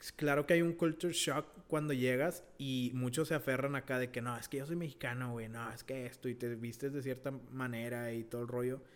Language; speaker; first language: Spanish; early bilingual, heritage; Spanish